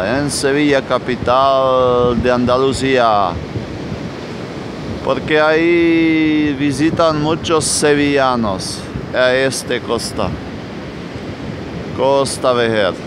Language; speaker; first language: Spanish; non-native, fluent; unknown